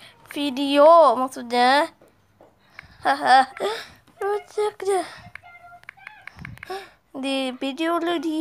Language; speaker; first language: Indonesian; native; Indonesian